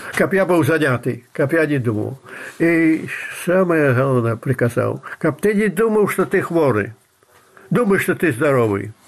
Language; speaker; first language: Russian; non-native, local second language; Belarusian